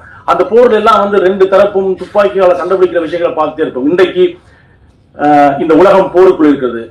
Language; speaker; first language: Tamil; native; Tamil